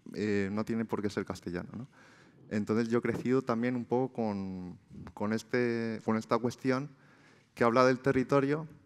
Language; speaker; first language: Spanish; native; Spanish